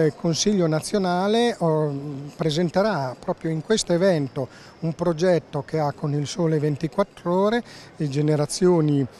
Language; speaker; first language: Italian; native; Italian